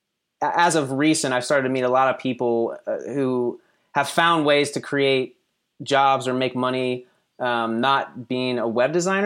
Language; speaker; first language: English; native; English